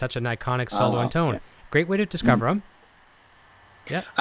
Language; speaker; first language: English; native; English